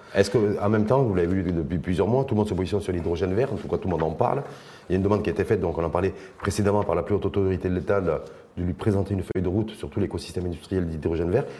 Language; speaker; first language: French; non-native, local second language; Arabic